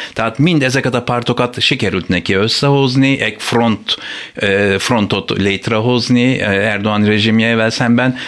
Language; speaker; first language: Hungarian; non-native, fluent; Turkish